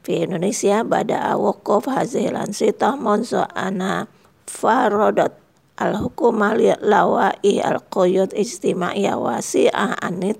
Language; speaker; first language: Arabic; non-native, fluent; Indonesian